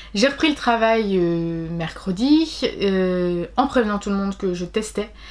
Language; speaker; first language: French; native; French